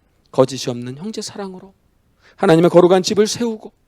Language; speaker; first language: Korean; native; Korean